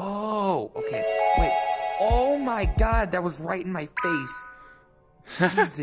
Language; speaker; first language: English; native; English